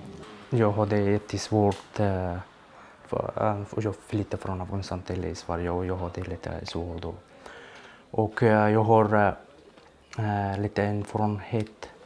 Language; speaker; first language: Swedish; non-native, fluent; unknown